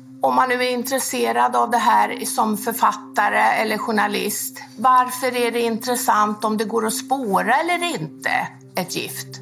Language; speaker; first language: Swedish; native; Swedish